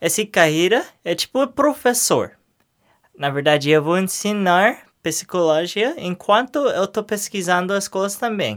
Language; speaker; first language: Portuguese; non-native, learner; English